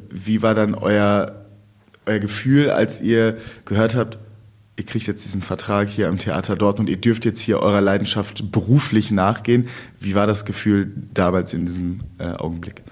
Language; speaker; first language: German; native; German